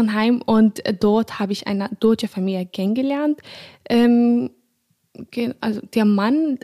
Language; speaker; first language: German; non-native, fluent; Arabic